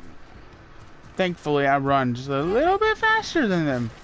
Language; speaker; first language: English; native; English